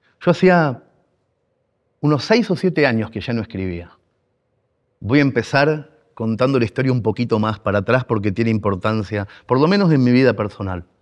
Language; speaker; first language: Spanish; native; Spanish